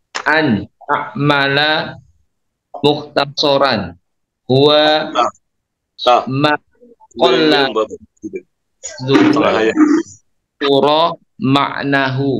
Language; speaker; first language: Arabic; non-native, learner; Indonesian